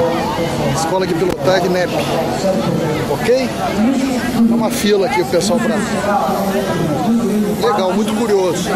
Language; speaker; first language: Portuguese; native; Portuguese